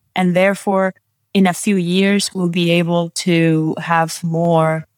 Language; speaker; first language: English; non-native, fluent; Spanish